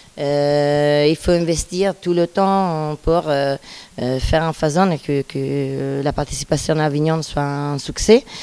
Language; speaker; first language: French; non-native, fluent; Italian